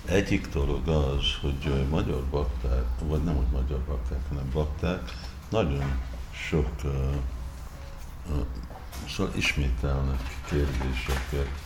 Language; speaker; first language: Hungarian; early bilingual, heritage; Hungarian